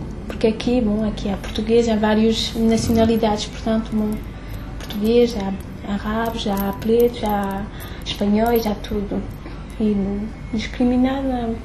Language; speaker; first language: Portuguese; early bilingual, heritage; French